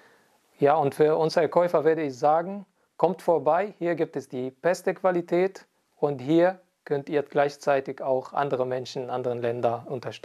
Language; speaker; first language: German; non-native, fluent; Arabic